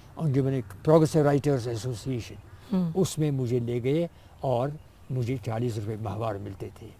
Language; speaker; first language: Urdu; non-native, local second language; Kashmiri